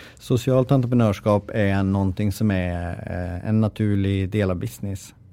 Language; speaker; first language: Swedish; native; Swedish